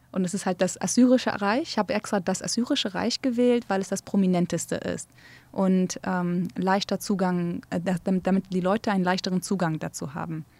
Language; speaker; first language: German; early bilingual, other home language; Central Kurdish